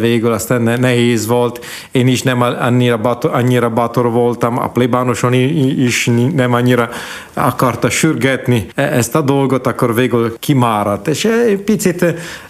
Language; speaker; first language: Hungarian; non-native, fluent; Italian